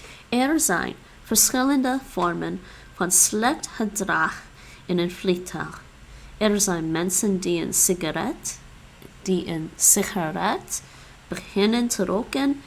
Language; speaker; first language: Dutch; non-native, learner; English